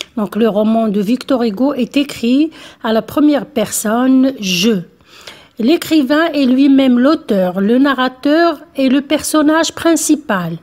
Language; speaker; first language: French; non-native, local second language; Arabic